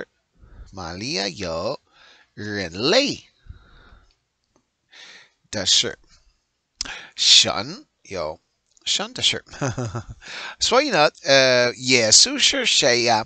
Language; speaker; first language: Chinese; non-native, learner; English